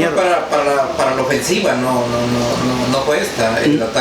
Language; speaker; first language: Spanish; native; Spanish